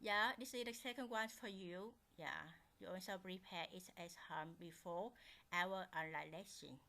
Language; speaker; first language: English; non-native, fluent; Vietnamese